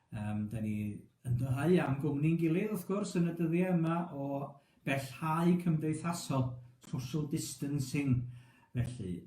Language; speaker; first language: Welsh; native; Welsh